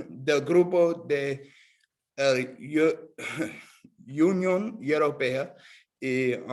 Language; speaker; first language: Spanish; non-native, learner; English